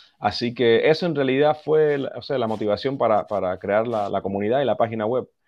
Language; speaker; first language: Spanish; early bilingual, heritage; Spanish